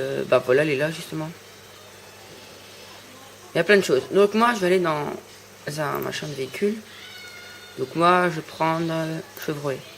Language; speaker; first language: French; native; French